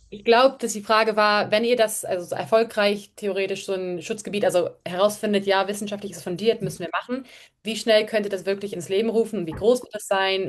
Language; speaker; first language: German; native; German